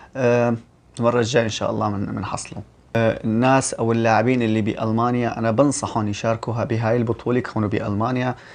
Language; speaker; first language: Arabic; native; Arabic